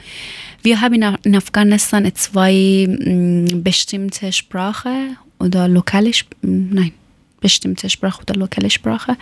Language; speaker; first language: German; non-native, learner; Persian